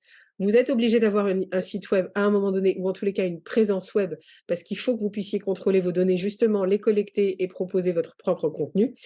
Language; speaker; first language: French; native; French